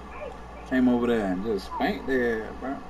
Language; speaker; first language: English; native; English